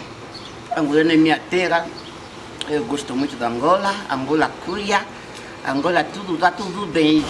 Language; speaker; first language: Portuguese; non-native, learner; Lingala